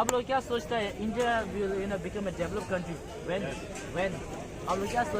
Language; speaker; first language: Hindi; non-native, learner; Tibetan